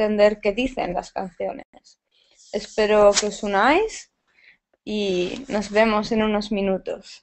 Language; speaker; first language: Spanish; native; Spanish